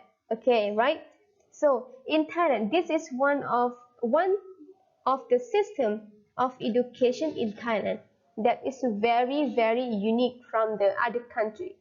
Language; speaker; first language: English; non-native, fluent; Thai